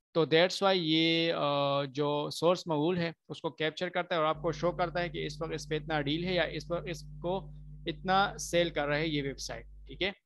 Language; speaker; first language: Urdu; non-native, local second language; Punjabi